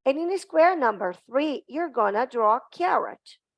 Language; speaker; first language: English; non-native, fluent; Portuguese